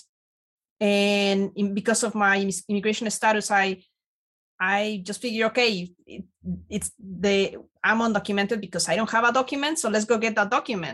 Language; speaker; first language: English; non-native, fluent; Spanish